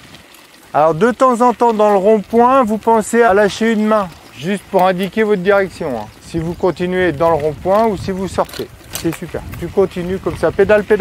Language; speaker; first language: French; native; French